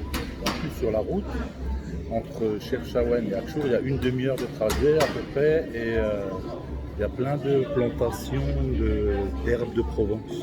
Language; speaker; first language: French; native; French